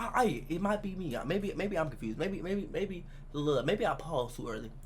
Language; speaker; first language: English; native; English